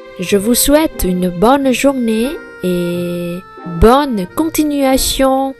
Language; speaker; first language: French; non-native, fluent; Vietnamese